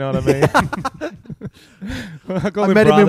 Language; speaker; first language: English; native; English